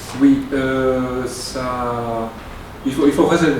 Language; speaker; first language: French; non-native, fluent; Japanese